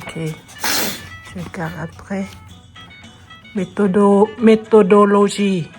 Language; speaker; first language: French; non-native, learner; Thai